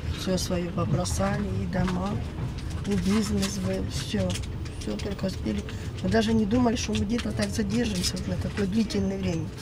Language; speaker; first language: Russian; native; Russian